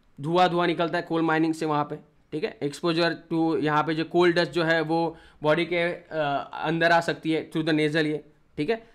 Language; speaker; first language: Hindi; non-native, local second language; Marathi